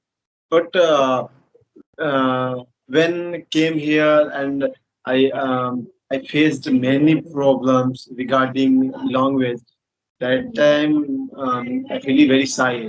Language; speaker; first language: English; non-native, learner; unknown